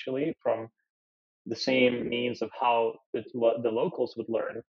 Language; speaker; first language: English; early bilingual, other home language; Ukrainian